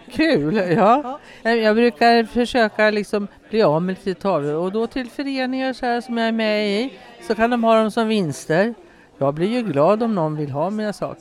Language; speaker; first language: Swedish; native; Swedish